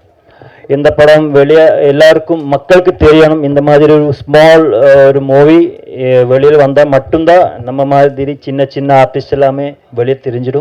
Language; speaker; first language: Tamil; non-native, learner; Malayalam